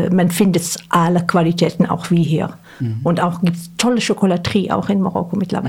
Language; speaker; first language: German; non-native, fluent; Arabic